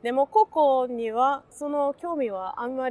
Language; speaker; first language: Japanese; non-native, learner; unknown